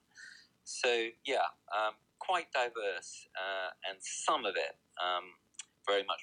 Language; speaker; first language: English; native; English